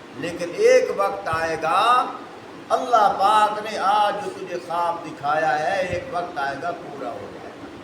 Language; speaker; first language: Urdu; non-native, local second language; Punjabi